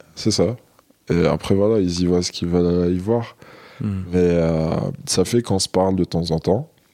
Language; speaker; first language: French; non-native, local second language; Arabic